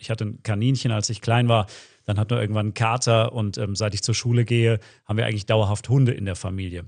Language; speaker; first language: German; native; German